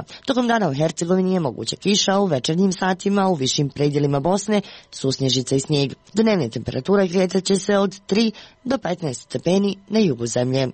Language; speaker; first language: Croatian; native; Croatian